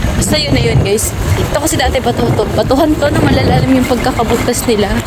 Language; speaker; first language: Filipino; native; Filipino